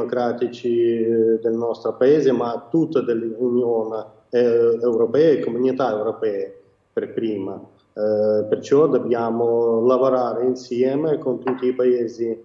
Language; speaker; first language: Italian; non-native, fluent; Ukrainian